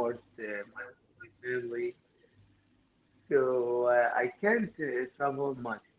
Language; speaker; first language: English; non-native, learner; Arabic